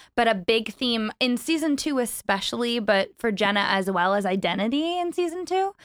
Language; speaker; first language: English; native; English